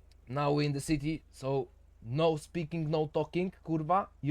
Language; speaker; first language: English; non-native, learner; Polish